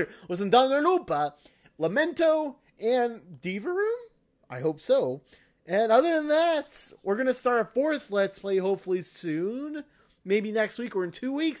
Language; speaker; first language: English; native; English